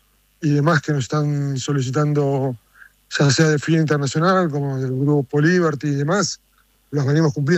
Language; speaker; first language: Spanish; native; Spanish